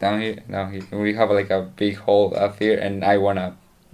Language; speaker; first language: English; non-native, learner; Spanish